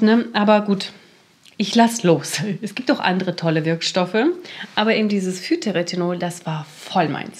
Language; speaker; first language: German; native; German